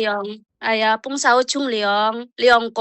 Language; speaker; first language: Chinese; non-native, learner; Indonesian